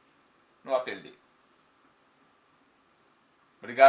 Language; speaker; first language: Portuguese; non-native, learner; Haitian Creole